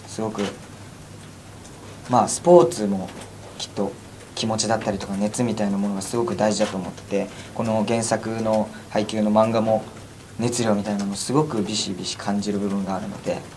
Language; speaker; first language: Japanese; native; Japanese